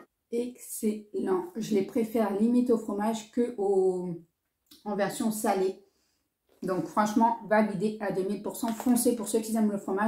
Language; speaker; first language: French; native; French